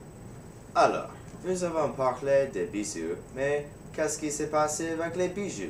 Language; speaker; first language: French; non-native, learner; English